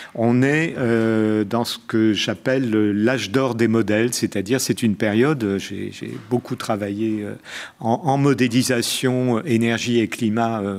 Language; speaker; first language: French; native; French